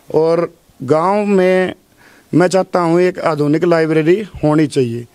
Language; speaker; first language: Hindi; native; Hindi